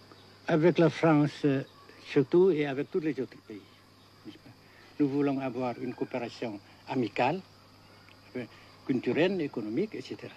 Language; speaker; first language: French; non-native, fluent; Vietnamese